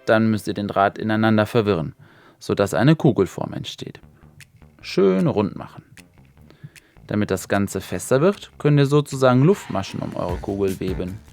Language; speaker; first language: German; native; German